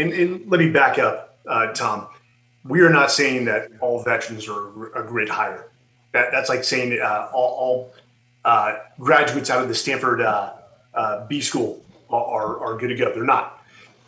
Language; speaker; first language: English; native; English